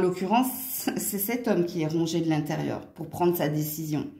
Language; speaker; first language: French; native; French